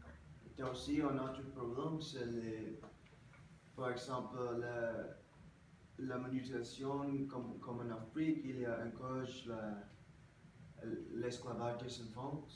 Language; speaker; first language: French; non-native, learner; English